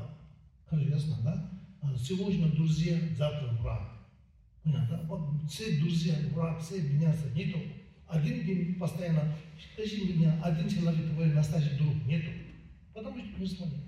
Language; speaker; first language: Russian; non-native, learner; Tibetan